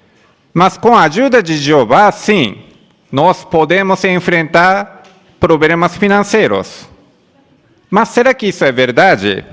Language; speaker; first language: Portuguese; non-native, fluent; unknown